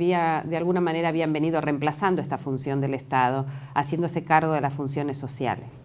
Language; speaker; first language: Spanish; native; Spanish